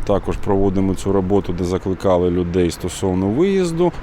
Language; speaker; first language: Ukrainian; native; Ukrainian